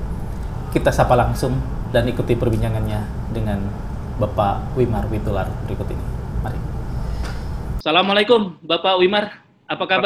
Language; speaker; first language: Indonesian; native; Indonesian